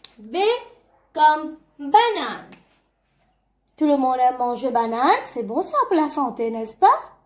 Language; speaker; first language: French; non-native, local second language; Morisyen